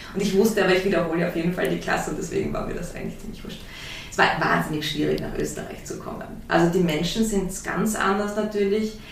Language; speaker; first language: German; early bilingual, heritage; German